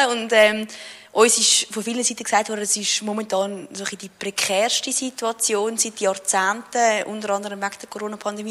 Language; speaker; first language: German; native; German